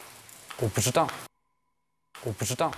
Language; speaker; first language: Chinese; non-native, fluent; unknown